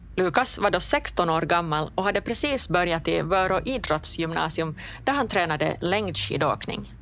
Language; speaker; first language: Swedish; native; Swedish